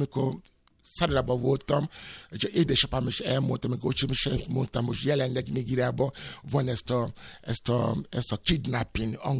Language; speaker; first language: Hungarian; non-native, fluent; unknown